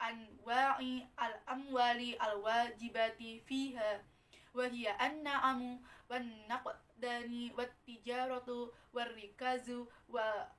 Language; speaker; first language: Arabic; non-native, learner; Indonesian